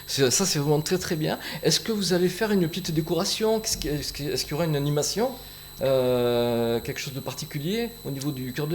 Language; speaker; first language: French; native; French